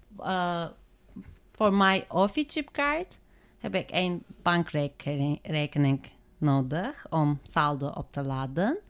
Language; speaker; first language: Dutch; non-native, learner; Turkish